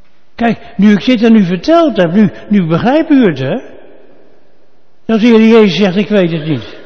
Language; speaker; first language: Dutch; native; Dutch